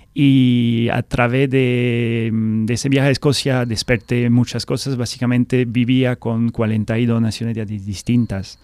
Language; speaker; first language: Spanish; non-native, fluent; French